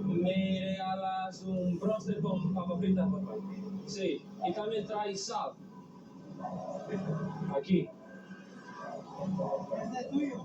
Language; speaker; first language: Spanish; non-native, learner; English